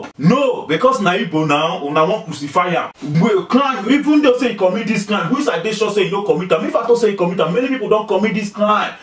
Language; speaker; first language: Nigerian Pidgin; non-native, local second language; Igbo